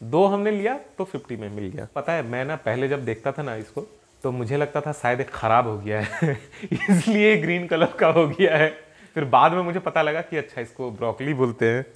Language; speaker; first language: Hindi; native; Hindi